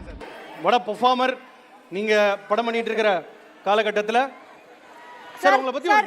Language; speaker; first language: Tamil; native; Tamil